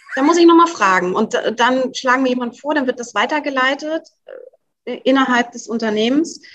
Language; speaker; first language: German; native; German